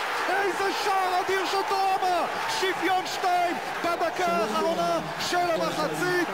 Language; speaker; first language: Hebrew; native; Hebrew